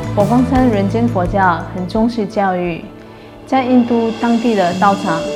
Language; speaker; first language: Chinese; non-native, fluent; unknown